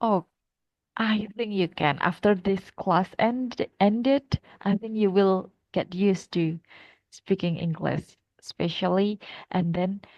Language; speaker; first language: English; non-native, fluent; Indonesian